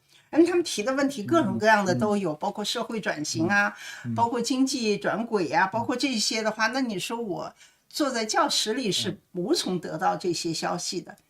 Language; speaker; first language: Chinese; native; Chinese